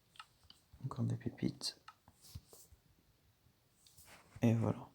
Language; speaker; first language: French; native; French